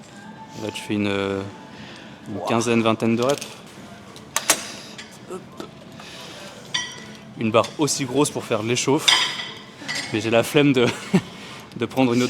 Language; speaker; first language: French; native; French